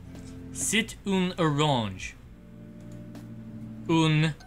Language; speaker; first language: French; non-native, learner; English